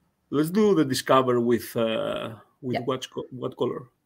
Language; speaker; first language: English; non-native, fluent; Greek